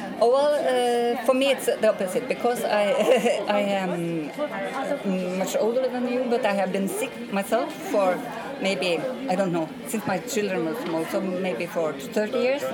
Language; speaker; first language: English; non-native, fluent; Norwegian